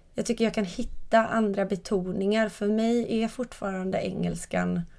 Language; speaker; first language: Swedish; native; Swedish